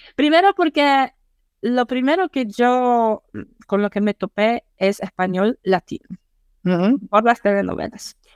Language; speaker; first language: Spanish; non-native, fluent; Polish